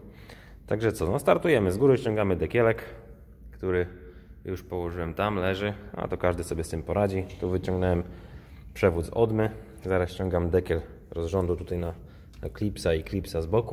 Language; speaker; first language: Polish; native; Polish